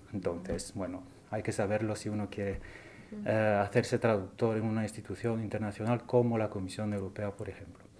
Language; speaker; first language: Spanish; non-native, fluent; French